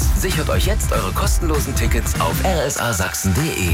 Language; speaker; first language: German; native; German